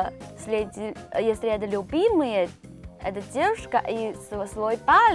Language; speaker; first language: Russian; non-native, learner; Chinese